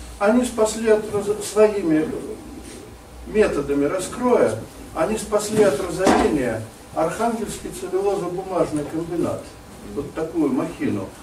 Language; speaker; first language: Russian; native; Russian